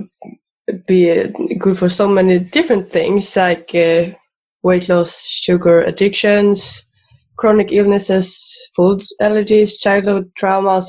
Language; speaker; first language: English; non-native, fluent; Swedish